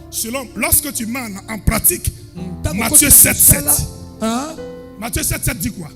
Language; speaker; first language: French; native; French